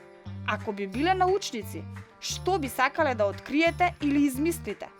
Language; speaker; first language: Macedonian; native; Macedonian